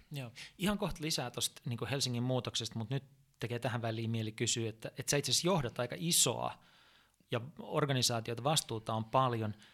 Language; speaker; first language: Finnish; native; Finnish